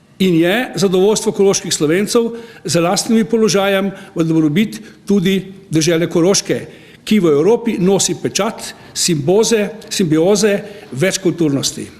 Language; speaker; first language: Slovenian; native; Slovenian